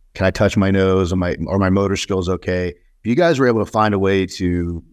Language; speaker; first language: English; native; English